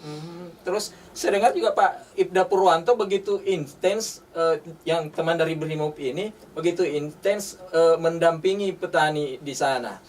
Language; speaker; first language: Indonesian; native; Indonesian